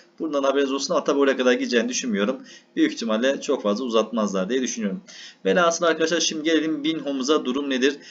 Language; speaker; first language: Turkish; native; Turkish